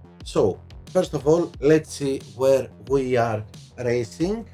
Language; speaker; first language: English; non-native, fluent; Greek